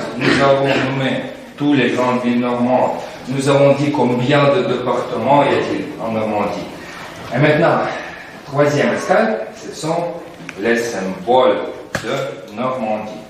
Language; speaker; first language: French; non-native, fluent; Russian